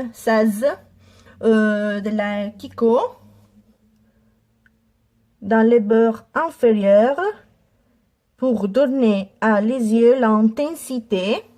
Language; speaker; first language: French; non-native, learner; Italian